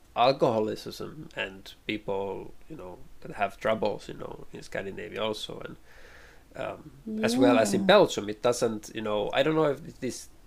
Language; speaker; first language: English; non-native, fluent; Finnish